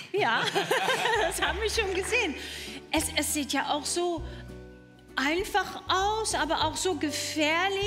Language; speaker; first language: German; native; German